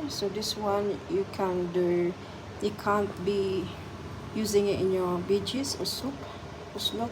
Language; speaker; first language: English; non-native, local second language; Filipino